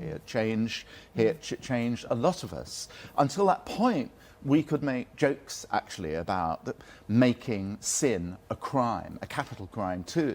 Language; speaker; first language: English; native; English